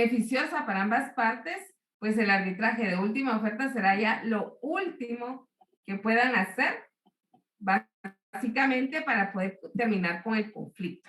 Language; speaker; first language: Spanish; native; Spanish